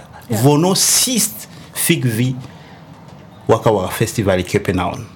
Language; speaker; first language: Danish; non-native, fluent; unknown